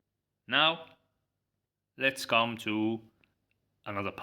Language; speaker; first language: English; non-native, fluent; Arabic